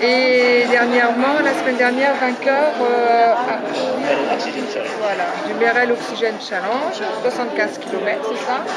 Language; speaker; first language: French; native; French